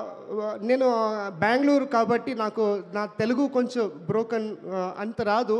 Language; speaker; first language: Telugu; non-native, learner; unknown